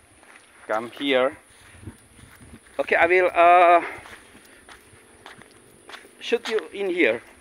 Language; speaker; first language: English; non-native, learner; Indonesian